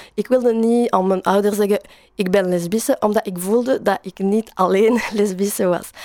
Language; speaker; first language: Dutch; non-native, learner; French